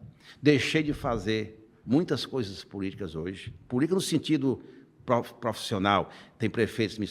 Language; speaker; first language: Portuguese; native; Portuguese